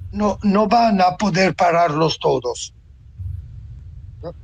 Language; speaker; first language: Spanish; non-native, fluent; Italian